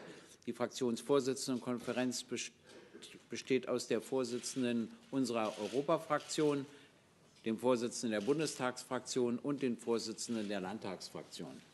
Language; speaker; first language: German; native; German